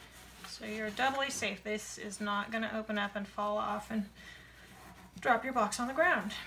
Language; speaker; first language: English; native; English